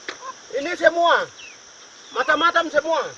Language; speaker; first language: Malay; non-native, local second language; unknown